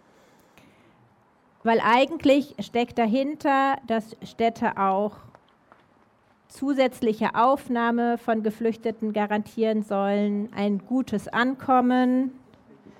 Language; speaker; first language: German; native; German